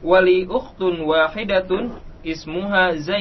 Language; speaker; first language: Arabic; non-native, learner; Indonesian